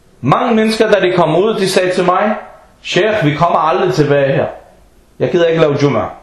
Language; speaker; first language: Danish; non-native, fluent; Arabic